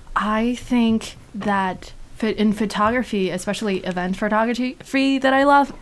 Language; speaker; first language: English; non-native, fluent; Chinese